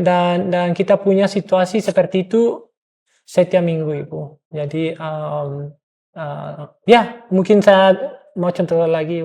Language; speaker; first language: Indonesian; non-native, fluent; English